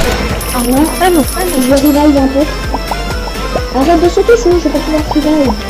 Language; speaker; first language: French; native; French